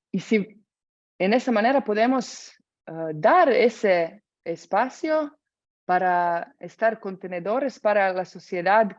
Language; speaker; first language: Spanish; non-native, fluent; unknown